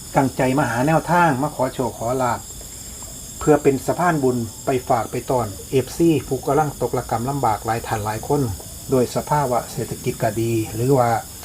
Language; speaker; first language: Thai; native; Thai